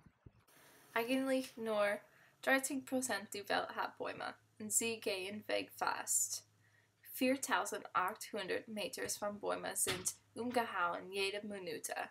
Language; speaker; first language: German; non-native, learner; English